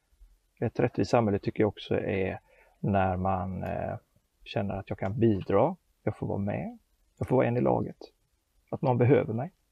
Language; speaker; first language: Swedish; native; Swedish